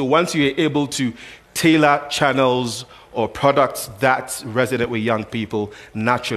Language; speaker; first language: English; non-native, local second language; Akan